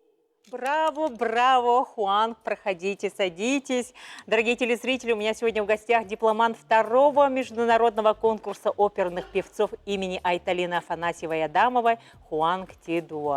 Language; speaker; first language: Russian; native; Russian